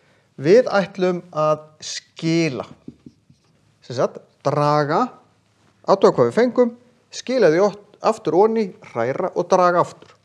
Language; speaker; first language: Icelandic; native; Icelandic